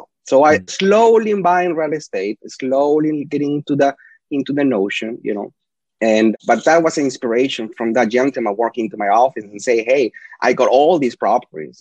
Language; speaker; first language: English; non-native, fluent; Spanish